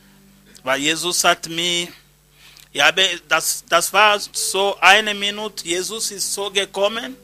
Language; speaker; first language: German; non-native, learner; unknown